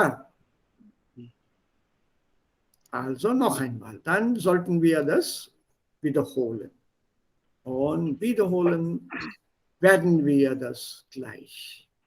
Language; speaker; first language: German; non-native, fluent; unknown